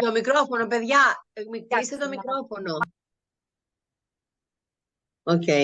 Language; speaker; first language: Greek; native; Greek